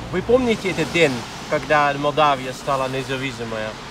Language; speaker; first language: Russian; non-native, fluent; Dutch